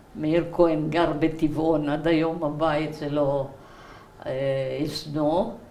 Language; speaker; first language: Hebrew; early bilingual, other home language; Arabic